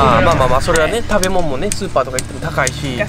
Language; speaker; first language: Japanese; native; Japanese